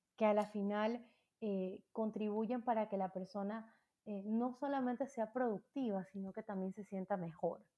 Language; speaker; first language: Spanish; native; Spanish